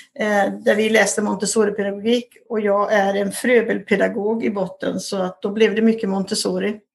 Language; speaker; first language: Swedish; native; Swedish